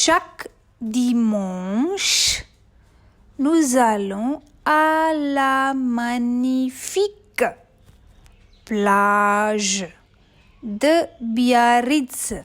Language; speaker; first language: French; non-native, fluent; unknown